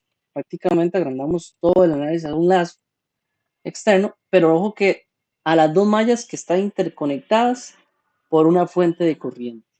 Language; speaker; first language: Spanish; native; Spanish